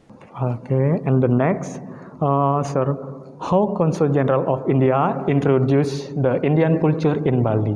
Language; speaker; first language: English; non-native, learner; Indonesian